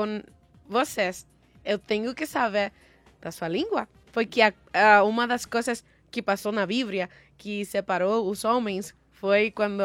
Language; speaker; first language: Portuguese; non-native, learner; Spanish